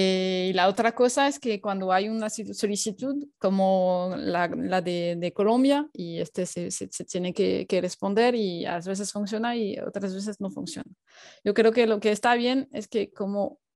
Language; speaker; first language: Spanish; non-native, fluent; French